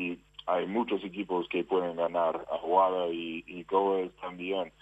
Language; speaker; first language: Spanish; non-native, fluent; English